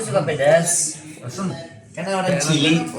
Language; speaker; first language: Indonesian; non-native, fluent; Spanish